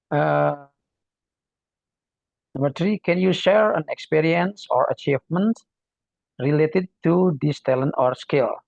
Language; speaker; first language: English; non-native, learner; Indonesian